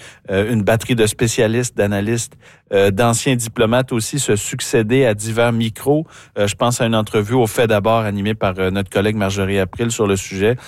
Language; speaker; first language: French; native; French